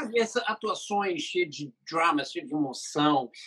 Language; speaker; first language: Portuguese; non-native, fluent; English